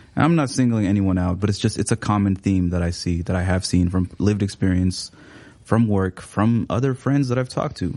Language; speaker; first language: English; early bilingual, other home language; Somali